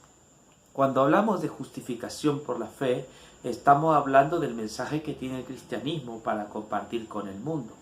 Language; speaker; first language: Spanish; native; Spanish